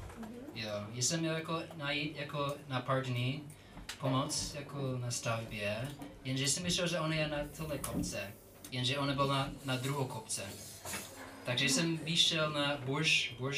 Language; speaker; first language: Czech; non-native, learner; English